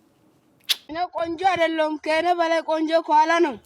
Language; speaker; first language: Amharic; non-native, learner; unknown